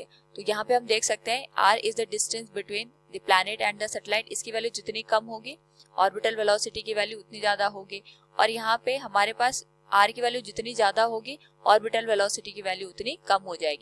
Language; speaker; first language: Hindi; native; Hindi